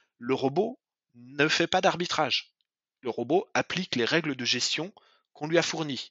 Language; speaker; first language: French; native; French